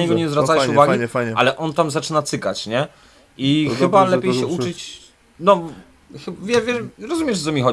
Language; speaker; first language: Polish; native; Polish